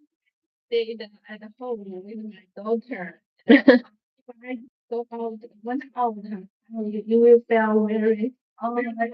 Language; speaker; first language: English; non-native, learner; Chinese